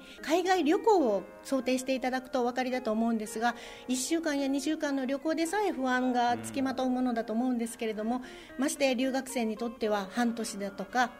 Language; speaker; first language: Japanese; native; Japanese